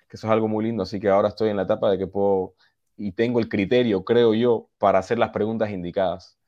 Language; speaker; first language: Spanish; early bilingual, heritage; Spanish